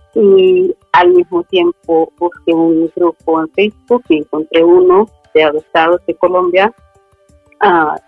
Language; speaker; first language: Spanish; early bilingual, other home language; Swedish